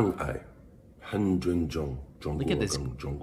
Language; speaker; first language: Chinese; non-native, learner; English